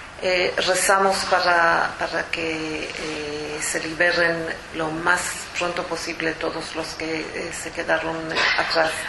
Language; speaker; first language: Spanish; non-native, fluent; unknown